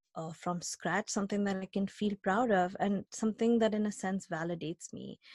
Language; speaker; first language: English; non-native, local second language; Hindi